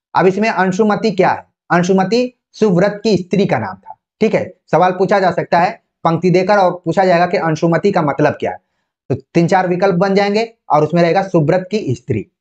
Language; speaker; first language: Hindi; native; Hindi